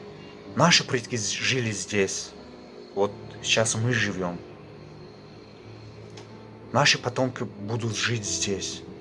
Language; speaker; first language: Russian; non-native, fluent; Tajik